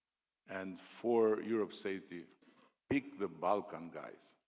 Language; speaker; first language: English; non-native, local second language; Albanian